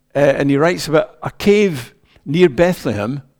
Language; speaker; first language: English; native; English